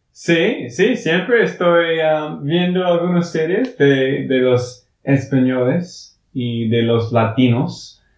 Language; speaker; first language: Spanish; non-native, learner; English